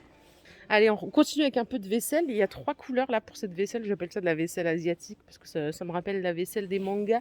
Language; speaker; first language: French; native; French